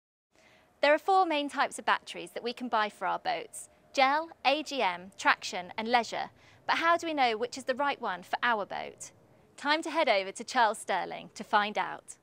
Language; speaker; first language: English; native; English